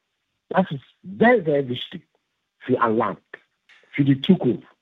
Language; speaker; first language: German; non-native, learner; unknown